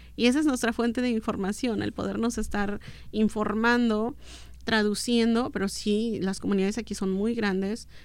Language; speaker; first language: Spanish; non-native, local second language; Mixtepec Mixtec